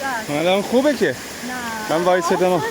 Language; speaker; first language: Persian; native; Persian